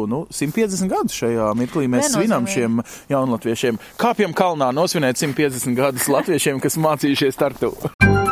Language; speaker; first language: Latvian; native; Latvian